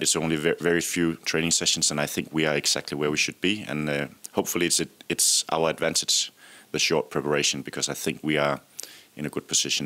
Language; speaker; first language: English; non-native, fluent; Danish